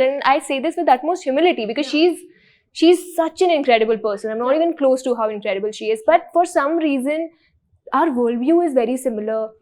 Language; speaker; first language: English; non-native, local second language; Hindi